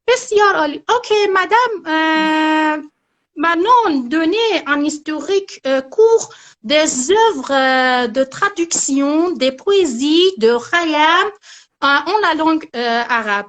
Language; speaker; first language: French; non-native, learner; Persian